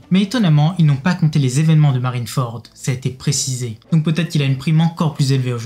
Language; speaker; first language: French; native; French